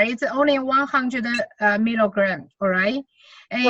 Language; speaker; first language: English; non-native, learner; Chinese